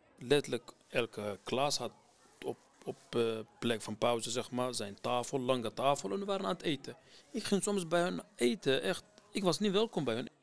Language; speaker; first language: Dutch; non-native, fluent; Kurdish